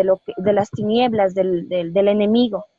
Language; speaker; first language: Spanish; native; Spanish